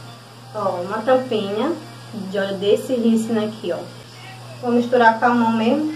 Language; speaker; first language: Portuguese; native; Portuguese